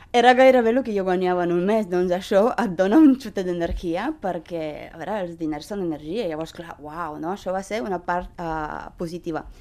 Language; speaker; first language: Catalan; non-native, fluent; Romanian